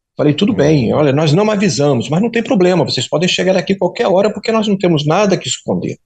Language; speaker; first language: Portuguese; native; Portuguese